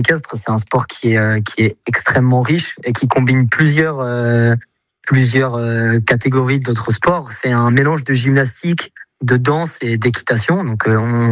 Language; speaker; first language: French; native; French